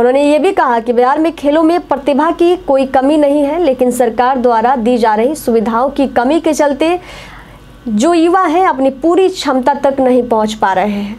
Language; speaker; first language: Hindi; native; Hindi